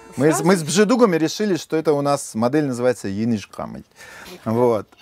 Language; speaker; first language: Russian; native; Russian